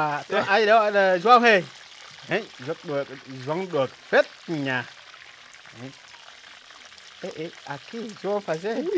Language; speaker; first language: Vietnamese; non-native, fluent; Portuguese